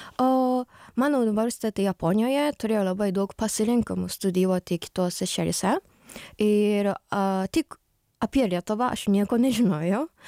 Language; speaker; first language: Lithuanian; non-native, learner; Japanese